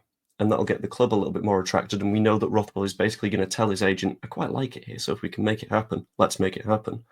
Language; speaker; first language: English; native; English